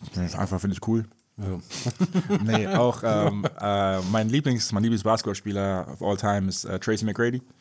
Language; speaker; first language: German; native; German